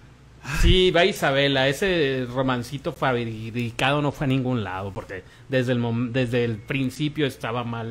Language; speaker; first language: Spanish; native; Spanish